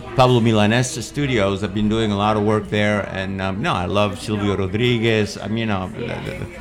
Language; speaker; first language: English; non-native, fluent; Spanish